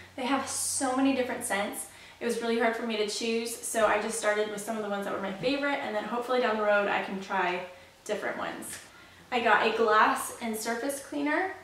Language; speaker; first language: English; native; English